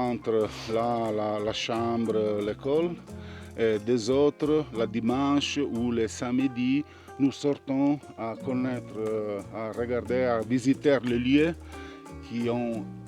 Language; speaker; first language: French; non-native, learner; Italian